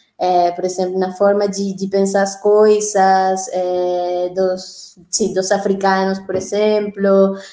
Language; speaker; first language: Portuguese; non-native, fluent; Spanish